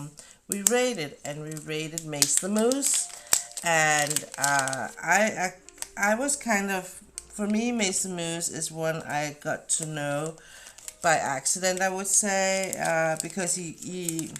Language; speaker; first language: English; non-native, fluent; Danish